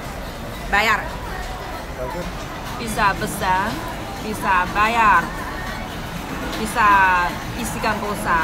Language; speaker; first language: Indonesian; non-native, fluent; Chinese